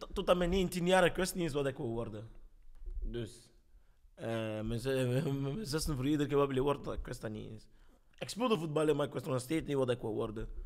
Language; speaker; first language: Dutch; early bilingual, other home language; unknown